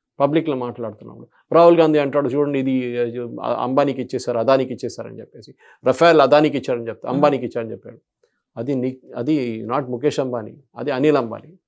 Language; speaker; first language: Telugu; non-native, local second language; Malayalam